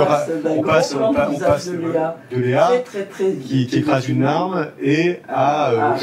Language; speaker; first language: French; native; French